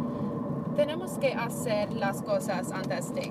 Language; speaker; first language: Spanish; non-native, learner; English